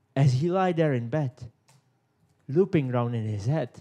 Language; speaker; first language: English; non-native, fluent; Czech